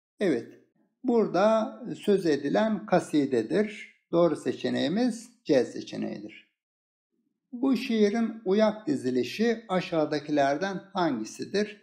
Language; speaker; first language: Turkish; native; Turkish